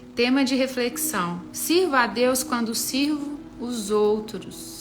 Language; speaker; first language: Portuguese; native; Portuguese